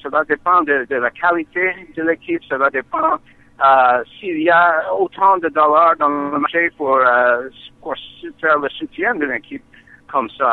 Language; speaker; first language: French; non-native, learner; English